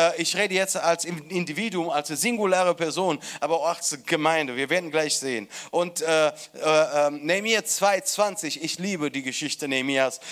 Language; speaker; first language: German; non-native, fluent; Italian